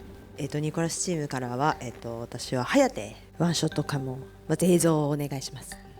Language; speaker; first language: Japanese; native; Japanese